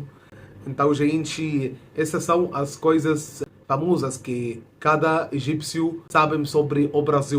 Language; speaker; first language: Portuguese; non-native, fluent; Arabic